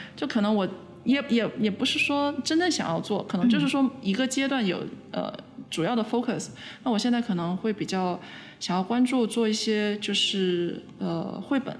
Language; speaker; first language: Chinese; native; Chinese